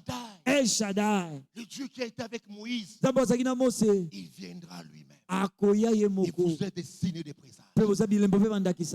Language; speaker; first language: French; non-native, local second language; Lingala